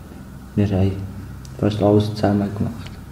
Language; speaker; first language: German; early bilingual, other home language; Albanian